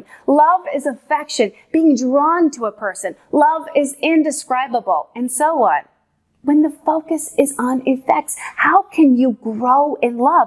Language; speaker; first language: English; native; English